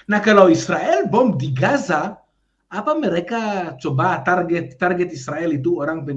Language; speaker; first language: Indonesian; non-native, fluent; Hebrew